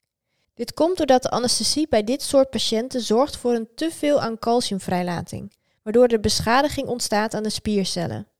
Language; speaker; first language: Dutch; native; Dutch